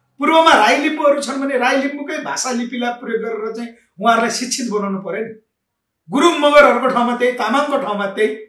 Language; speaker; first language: Nepali; native; Nepali